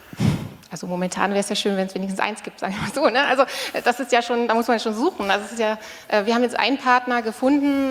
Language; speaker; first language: German; native; German